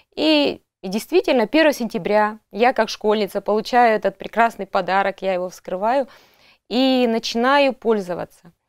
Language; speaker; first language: Russian; native; Russian